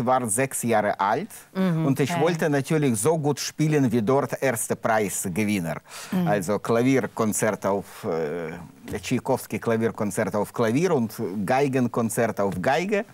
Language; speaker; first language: German; non-native, learner; Russian